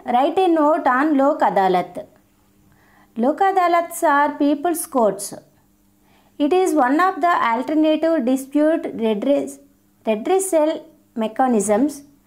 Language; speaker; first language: English; non-native, local second language; Telugu